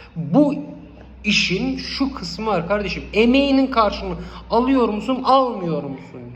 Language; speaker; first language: Turkish; non-native, local second language; Kurdish